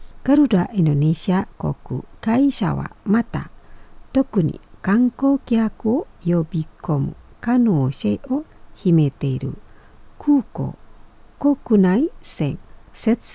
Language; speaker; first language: Japanese; non-native, fluent; Indonesian